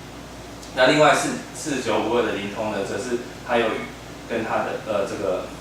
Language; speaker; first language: Chinese; native; Chinese